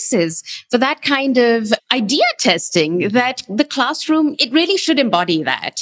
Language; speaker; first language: English; non-native, local second language; Urdu